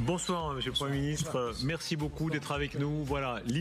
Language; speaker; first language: French; native; French